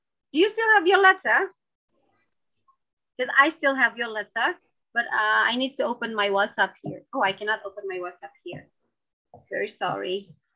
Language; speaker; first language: English; non-native, fluent; Indonesian